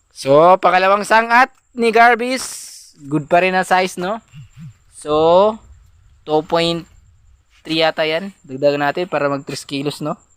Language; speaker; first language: Filipino; native; Filipino